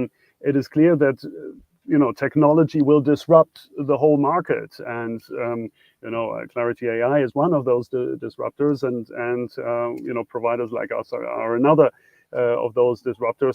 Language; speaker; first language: English; non-native, fluent; German